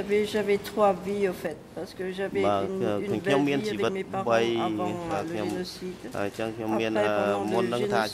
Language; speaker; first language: French; non-native, local second language; Khmer